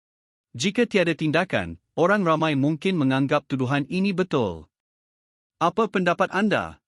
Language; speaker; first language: Malay; native; Malay